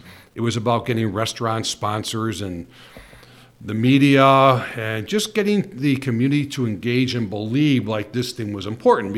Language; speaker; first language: English; native; English